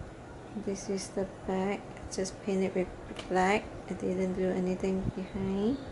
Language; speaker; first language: English; non-native, learner; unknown